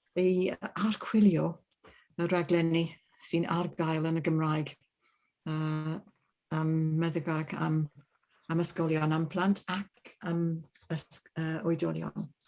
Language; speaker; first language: Welsh; non-native, learner; English